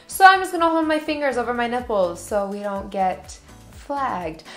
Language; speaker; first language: English; native; English